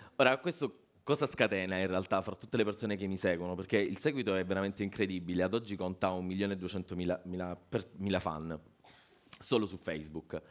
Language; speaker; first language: Italian; native; Italian